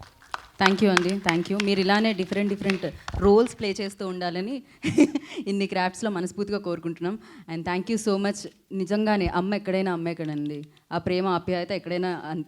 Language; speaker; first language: Telugu; native; Telugu